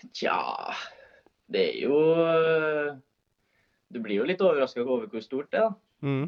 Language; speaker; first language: Norwegian; native; Norwegian